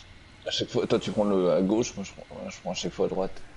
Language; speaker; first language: French; native; French